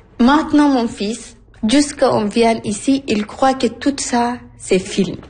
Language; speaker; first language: French; non-native, learner; Arabic